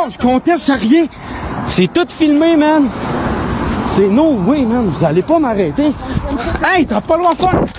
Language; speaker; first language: French; native; French